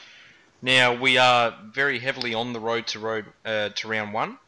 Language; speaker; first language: English; native; English